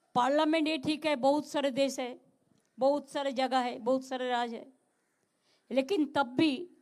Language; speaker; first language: Hindi; non-native, local second language; Bangla